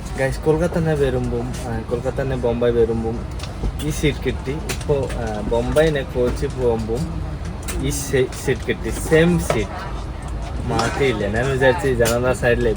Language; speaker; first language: Malayalam; non-native, learner; Bangla